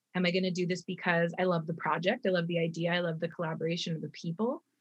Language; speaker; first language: English; native; English